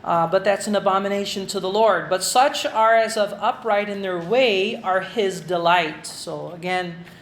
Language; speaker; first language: English; non-native, local second language; Filipino